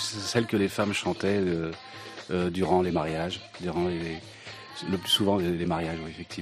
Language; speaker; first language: French; early bilingual, other home language; Kabyle